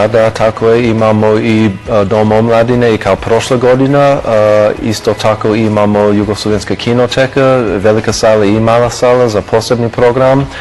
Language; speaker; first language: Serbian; non-native, fluent; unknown